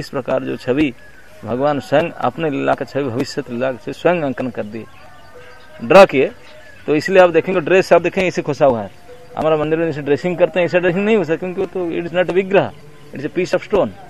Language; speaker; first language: Hindi; non-native, local second language; Odia